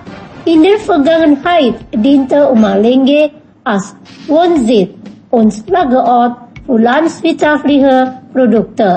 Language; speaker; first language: German; non-native, fluent; Indonesian